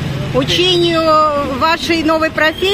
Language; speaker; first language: Russian; native; Russian